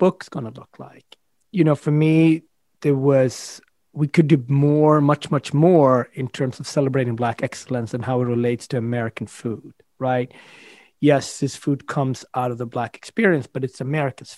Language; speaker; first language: English; non-native, fluent; Swedish